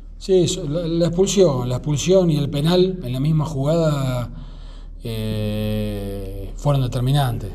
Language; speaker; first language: Spanish; native; Spanish